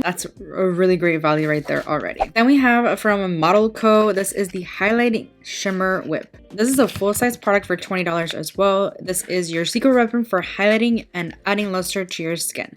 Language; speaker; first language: English; native; English